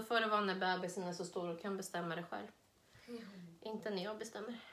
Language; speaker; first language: Swedish; native; Swedish